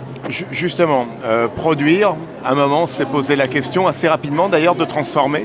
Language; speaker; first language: French; native; French